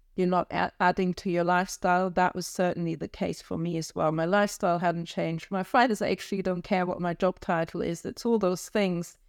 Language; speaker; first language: English; non-native, fluent; German